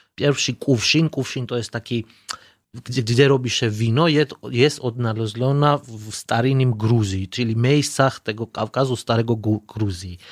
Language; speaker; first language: Polish; non-native, learner; Georgian